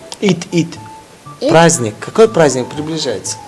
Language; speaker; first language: Russian; non-native, local second language; Tajik